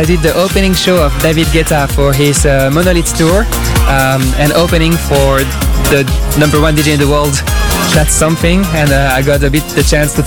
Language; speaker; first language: English; non-native, fluent; French